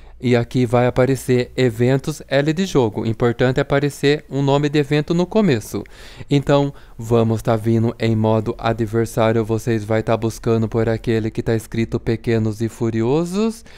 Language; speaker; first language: Portuguese; native; Portuguese